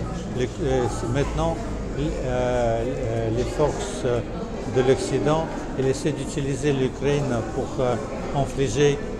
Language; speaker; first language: French; non-native, fluent; Russian